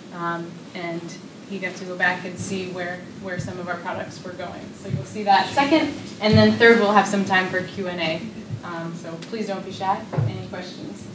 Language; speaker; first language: English; native; English